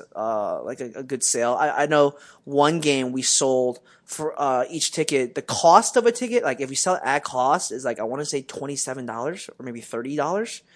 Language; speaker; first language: English; native; English